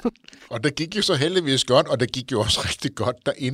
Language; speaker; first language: Danish; native; Danish